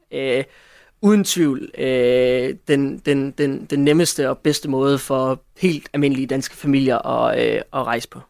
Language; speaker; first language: Danish; native; Danish